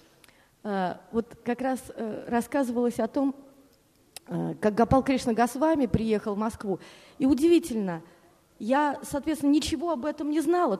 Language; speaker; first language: Russian; native; Russian